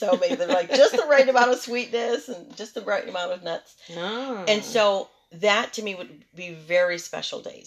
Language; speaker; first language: English; early bilingual, other home language; Spanish